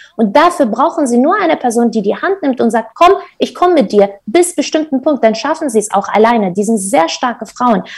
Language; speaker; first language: German; non-native, fluent; Kurdish